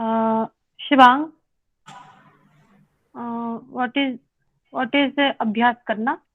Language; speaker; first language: English; non-native, learner; Hindi